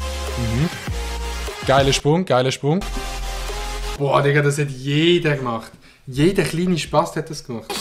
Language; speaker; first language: German; native; German